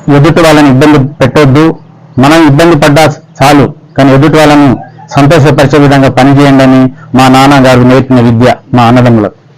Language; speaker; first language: Telugu; non-native, local second language; Lambadi